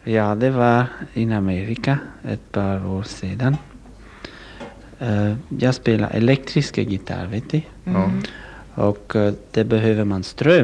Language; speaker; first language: Swedish; non-native, learner; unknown